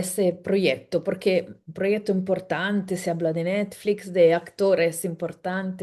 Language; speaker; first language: Spanish; non-native, fluent; Italian